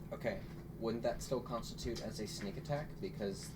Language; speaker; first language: English; native; English